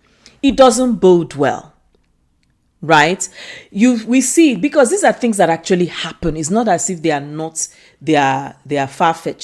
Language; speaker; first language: English; non-native, local second language; Igbo